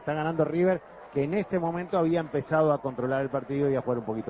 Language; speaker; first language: Spanish; native; Spanish